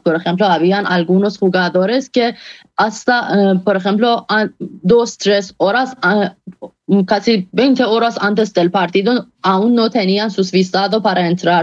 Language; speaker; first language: Spanish; non-native, fluent; Persian